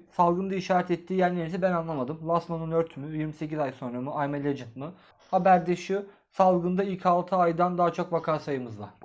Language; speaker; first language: Turkish; native; Turkish